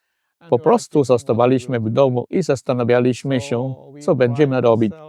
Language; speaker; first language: Polish; non-native, fluent; Filipino